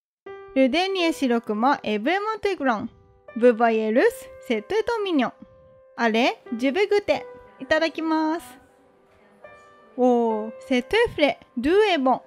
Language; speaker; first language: French; non-native, fluent; Japanese